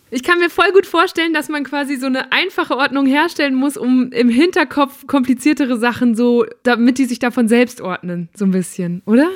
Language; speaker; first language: German; native; German